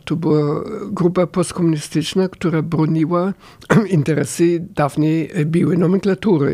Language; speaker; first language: Polish; non-native, fluent; German